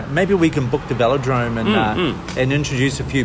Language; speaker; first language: English; native; English